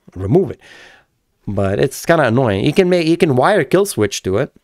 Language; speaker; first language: English; native; English